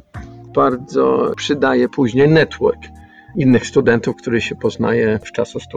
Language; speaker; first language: Polish; early bilingual, heritage; Polish